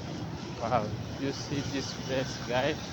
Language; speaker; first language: English; non-native, learner; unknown